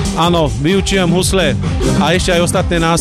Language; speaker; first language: Slovak; non-native, local second language; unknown